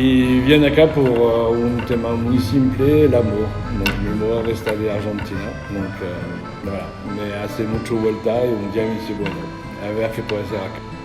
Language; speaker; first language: Spanish; non-native, learner; French